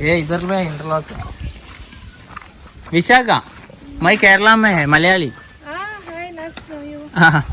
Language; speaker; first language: Hindi; non-native, learner; Malayalam